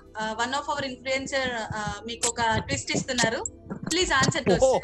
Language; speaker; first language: Telugu; native; Telugu